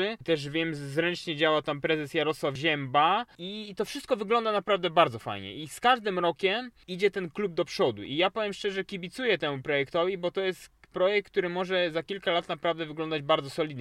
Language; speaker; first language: Polish; native; Polish